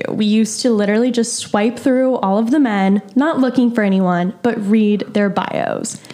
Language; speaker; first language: English; native; English